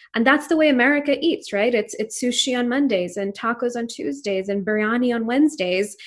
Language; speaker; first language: English; non-native, local second language; Urdu